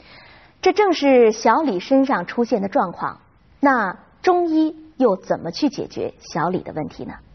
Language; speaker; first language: Chinese; native; Chinese